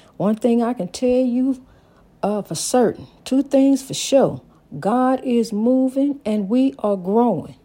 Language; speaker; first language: English; native; English